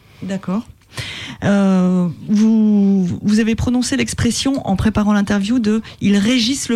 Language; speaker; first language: French; native; French